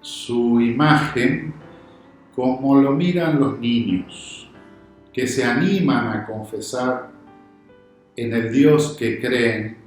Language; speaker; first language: Spanish; native; Spanish